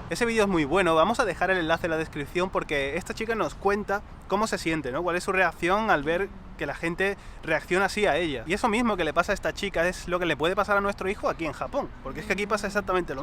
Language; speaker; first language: Spanish; native; Spanish